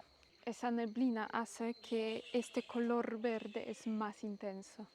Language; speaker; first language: Spanish; non-native, learner; Polish